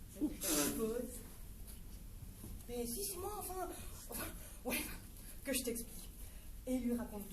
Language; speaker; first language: French; native; French